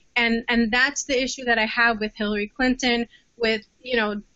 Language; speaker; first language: English; native; English